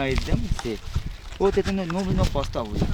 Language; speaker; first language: Russian; non-native, local second language; Armenian